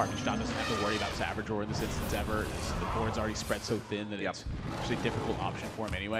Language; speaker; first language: English; native; English